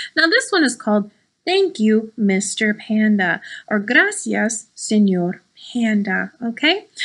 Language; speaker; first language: English; early bilingual, other home language; Spanish